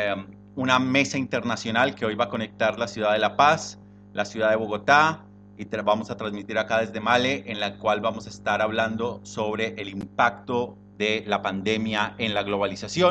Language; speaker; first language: Spanish; native; Spanish